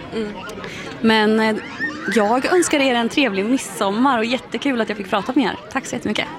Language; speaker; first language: Swedish; native; Swedish